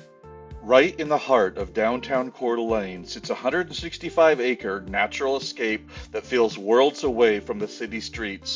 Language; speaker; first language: English; native; English